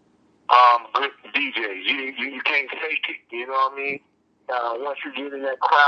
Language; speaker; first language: English; native; English